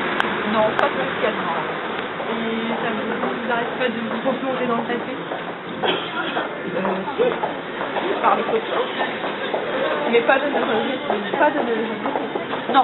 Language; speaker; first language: French; native; French